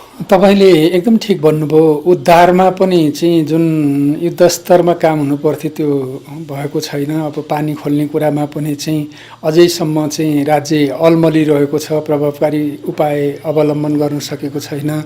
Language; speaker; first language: Nepali; native; Nepali